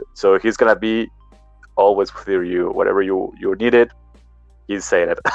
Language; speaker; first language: English; non-native, learner; Spanish